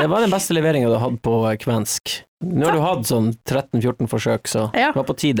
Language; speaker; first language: Norwegian; native; Norwegian